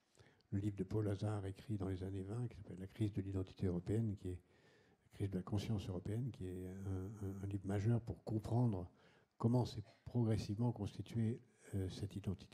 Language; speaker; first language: French; native; French